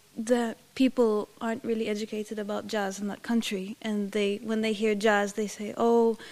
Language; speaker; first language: English; native; English